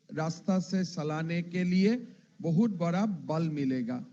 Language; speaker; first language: Hindi; non-native, local second language; Assamese